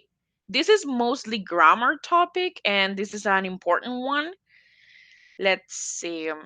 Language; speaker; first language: English; non-native, fluent; Spanish